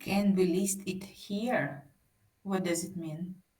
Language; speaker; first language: English; non-native, fluent; Russian